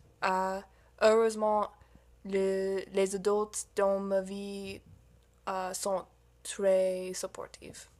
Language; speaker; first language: French; non-native, learner; English